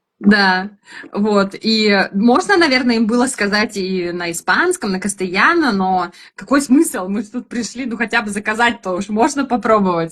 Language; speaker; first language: Russian; native; Russian